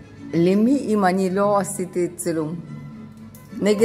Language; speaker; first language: Hebrew; non-native, fluent; Russian